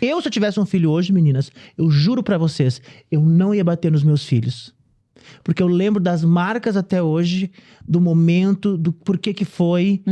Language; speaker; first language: Portuguese; native; Portuguese